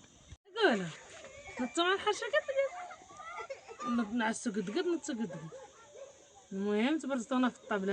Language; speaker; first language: Arabic; native; Arabic